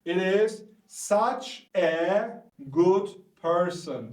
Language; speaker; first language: English; non-native, fluent; Turkish